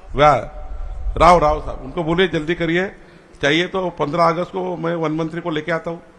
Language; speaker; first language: Hindi; non-native, local second language; Marathi